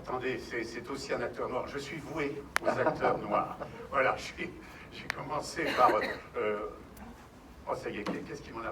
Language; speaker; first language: French; native; French